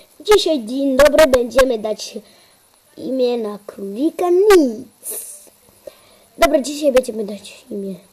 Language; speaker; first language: Polish; early bilingual, heritage; Polish